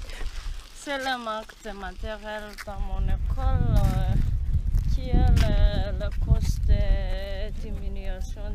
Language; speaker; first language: French; non-native, local second language; Malagasy